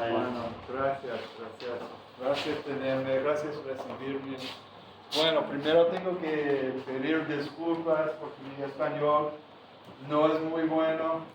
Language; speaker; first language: Spanish; non-native, fluent; English